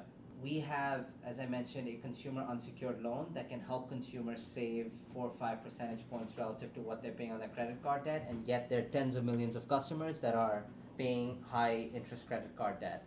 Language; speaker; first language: English; non-native, local second language; Urdu